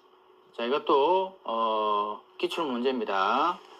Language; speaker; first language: Korean; native; Korean